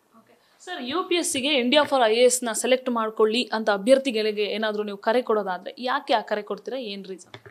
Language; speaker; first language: Kannada; native; Kannada